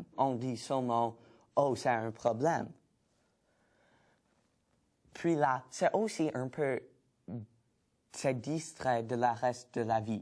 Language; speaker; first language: French; non-native, learner; English